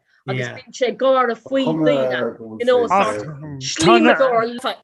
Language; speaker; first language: Irish; non-native, learner; English